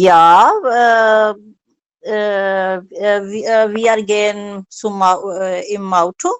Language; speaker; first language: German; non-native, learner; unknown